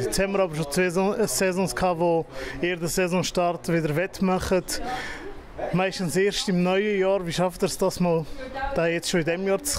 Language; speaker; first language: German; native; German